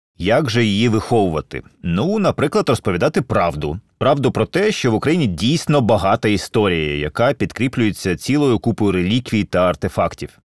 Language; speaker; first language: Ukrainian; native; Ukrainian